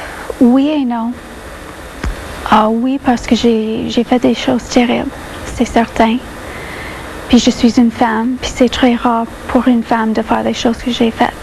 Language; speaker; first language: French; non-native, local second language; English